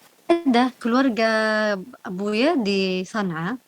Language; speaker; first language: Indonesian; non-native, learner; Arabic